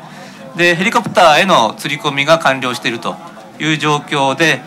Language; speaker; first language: Japanese; native; Japanese